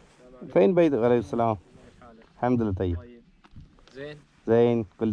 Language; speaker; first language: Arabic; non-native, learner; Malayalam